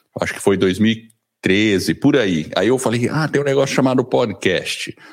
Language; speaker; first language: Portuguese; early bilingual, other home language; English